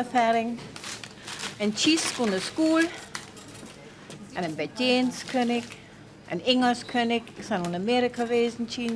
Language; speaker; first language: German; non-native, local second language; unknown